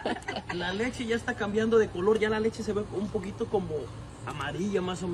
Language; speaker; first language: Spanish; native; Spanish